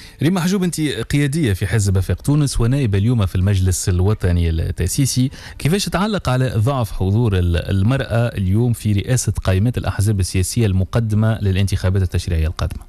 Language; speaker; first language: Arabic; native; Arabic